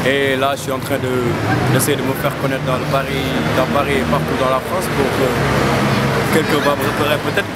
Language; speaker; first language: French; non-native, local second language; Wolof